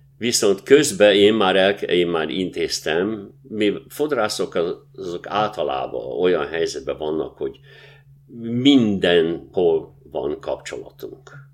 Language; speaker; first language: Hungarian; native; Hungarian